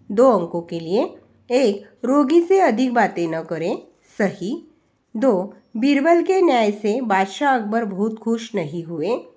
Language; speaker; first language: Hindi; non-native, local second language; Marathi